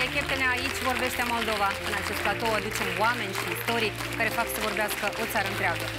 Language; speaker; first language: Romanian; native; Romanian